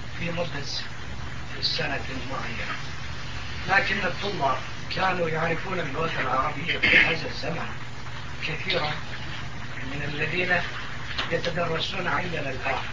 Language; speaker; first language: Arabic; non-native, fluent; Turkish